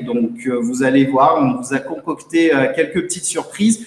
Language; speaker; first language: French; native; French